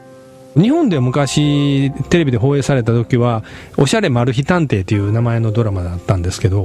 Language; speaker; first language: Japanese; native; Japanese